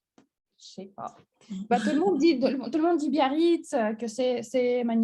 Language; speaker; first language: French; non-native, fluent; Russian